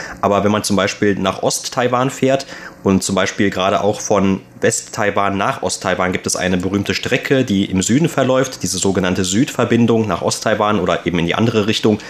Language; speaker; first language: German; native; German